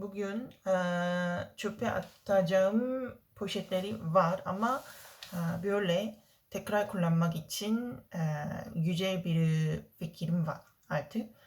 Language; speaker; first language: Turkish; non-native, learner; Korean